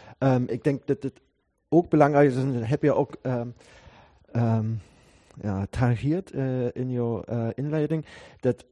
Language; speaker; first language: German; non-native, learner; Dutch